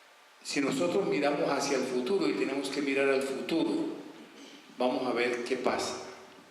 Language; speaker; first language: Spanish; native; Spanish